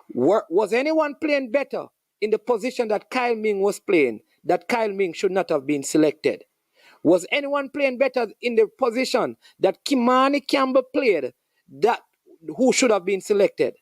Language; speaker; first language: English; non-native, local second language; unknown